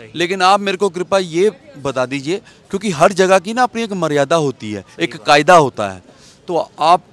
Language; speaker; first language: Hindi; native; Hindi